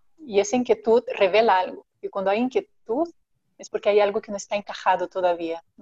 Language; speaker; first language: Spanish; non-native, fluent; Portuguese